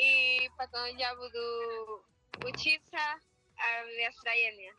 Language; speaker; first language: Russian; non-native, learner; Spanish